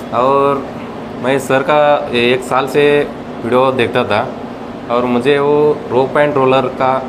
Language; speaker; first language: Hindi; non-native, local second language; Kannada